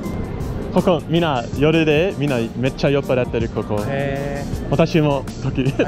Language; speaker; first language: Japanese; non-native, learner; English